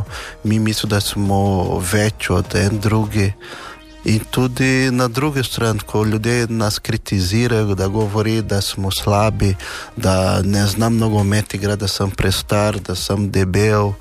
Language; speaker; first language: Slovenian; non-native, learner; Portuguese